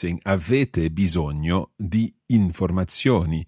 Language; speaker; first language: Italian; non-native, fluent; English